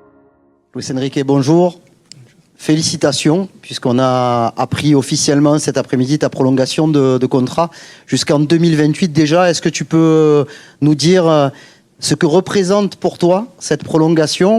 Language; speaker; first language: French; native; French